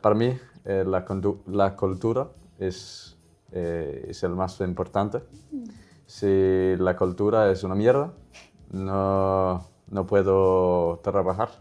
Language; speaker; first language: Spanish; non-native, learner; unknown